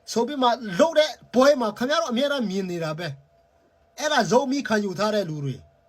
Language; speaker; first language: Burmese; non-native, local second language; Tedim Chin